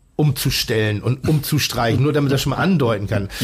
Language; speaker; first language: German; native; German